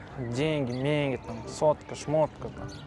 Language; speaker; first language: Russian; non-native, local second language; Kazakh